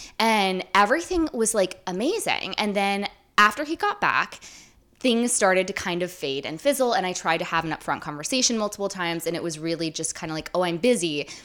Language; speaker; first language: English; native; English